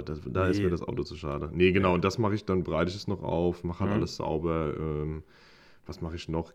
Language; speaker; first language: German; native; German